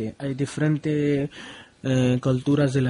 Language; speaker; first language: Spanish; non-native, learner; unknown